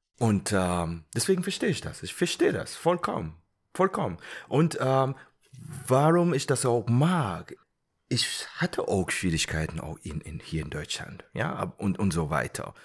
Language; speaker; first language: German; non-native, fluent; English